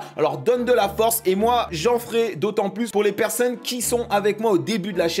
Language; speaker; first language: French; native; French